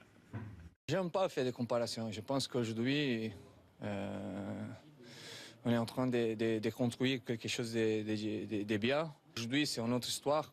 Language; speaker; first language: French; non-native, fluent; Portuguese